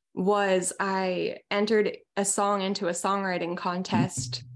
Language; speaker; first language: English; native; English